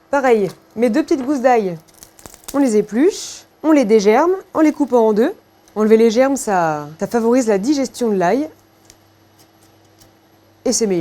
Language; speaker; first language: French; native; French